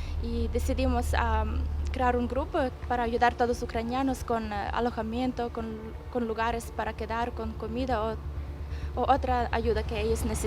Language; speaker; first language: Spanish; non-native, fluent; Ukrainian